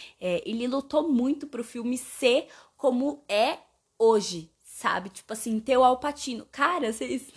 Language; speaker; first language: Portuguese; native; Portuguese